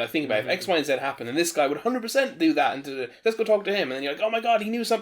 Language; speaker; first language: English; native; English